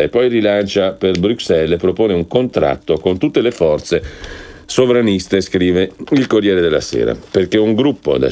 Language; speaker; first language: Italian; native; Italian